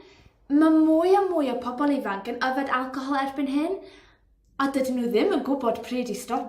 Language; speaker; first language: Welsh; non-native, learner; English